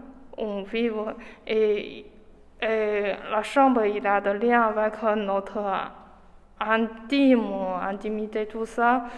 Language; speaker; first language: French; non-native, learner; Chinese